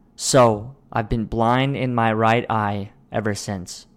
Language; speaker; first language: English; early bilingual, other home language; Russian